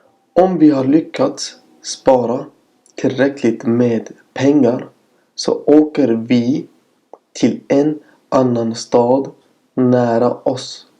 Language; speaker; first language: Swedish; non-native, fluent; Arabic